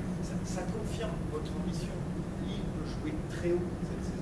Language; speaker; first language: French; native; French